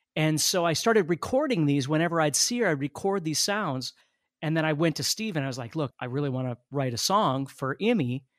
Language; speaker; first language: English; native; English